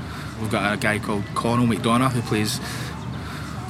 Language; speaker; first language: English; native; English